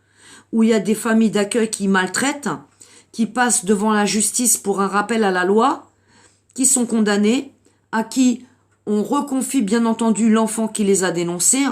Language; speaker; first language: French; native; French